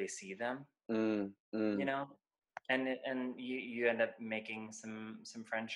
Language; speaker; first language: English; native; English